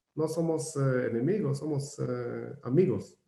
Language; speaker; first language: Spanish; non-native, fluent; Hebrew